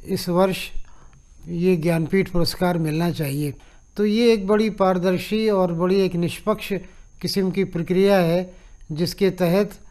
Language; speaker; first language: Hindi; native; Hindi